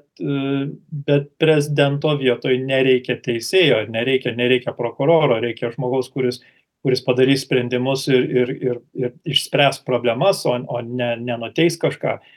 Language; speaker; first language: Lithuanian; early bilingual, heritage; Lithuanian